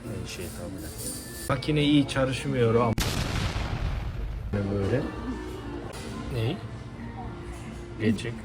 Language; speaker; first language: Turkish; early bilingual, heritage; Turkish